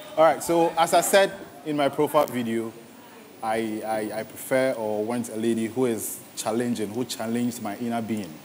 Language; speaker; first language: English; non-native, local second language; Ewe